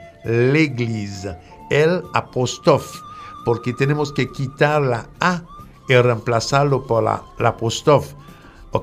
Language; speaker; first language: Spanish; non-native, fluent; French